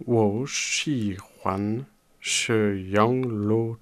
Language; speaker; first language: Chinese; non-native, fluent; French